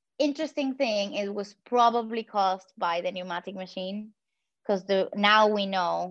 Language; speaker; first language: English; non-native, fluent; Spanish